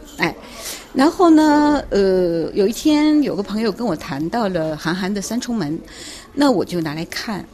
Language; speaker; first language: Chinese; native; Chinese